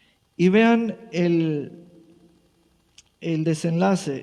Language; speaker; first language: Spanish; native; Spanish